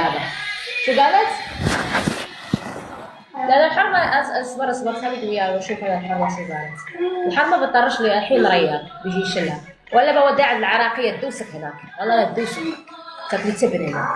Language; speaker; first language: Arabic; non-native, local second language; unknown